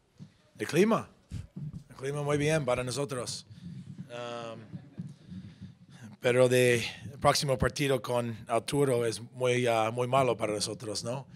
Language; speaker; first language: Spanish; non-native, learner; English